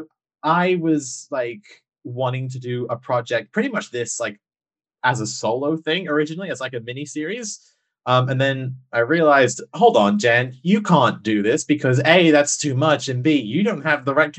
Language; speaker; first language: English; native; English